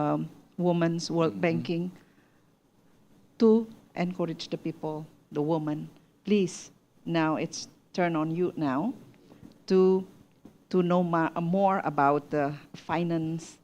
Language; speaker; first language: English; non-native, learner; Indonesian